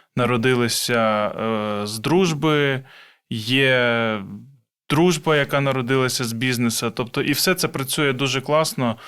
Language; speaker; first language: Ukrainian; non-native, local second language; Russian